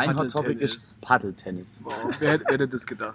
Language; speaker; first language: German; native; German